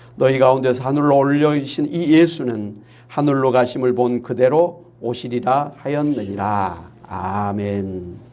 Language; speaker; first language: Korean; native; Korean